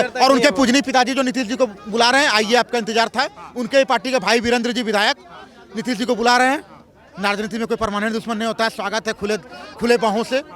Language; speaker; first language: Hindi; native; Hindi